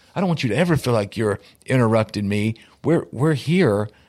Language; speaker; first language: English; native; English